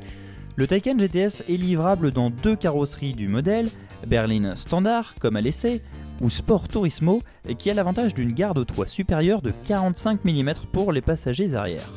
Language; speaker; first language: French; native; French